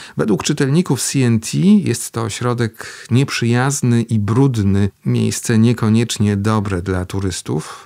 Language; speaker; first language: Polish; native; Polish